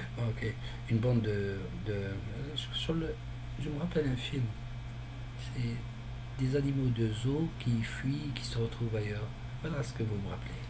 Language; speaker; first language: French; non-native, local second language; Arabic